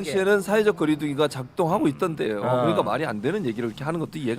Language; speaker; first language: Korean; native; Korean